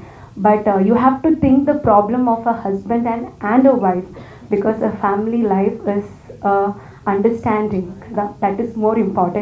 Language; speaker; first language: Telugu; non-native, fluent; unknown